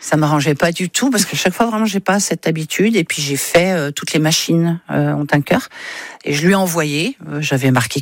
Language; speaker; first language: French; native; French